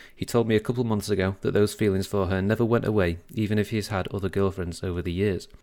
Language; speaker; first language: English; native; English